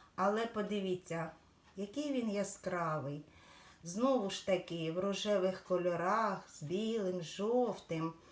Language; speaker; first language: Ukrainian; non-native, local second language; Russian